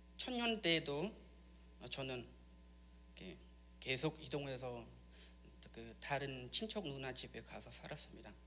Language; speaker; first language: Korean; non-native, learner; Khmer